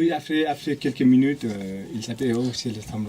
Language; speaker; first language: French; non-native, fluent; Nepali